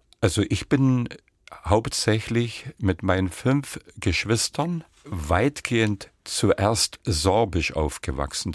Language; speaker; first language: German; non-native, local second language; Upper Sorbian